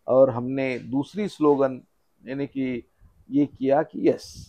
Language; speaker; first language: Hindi; non-native, local second language; Marathi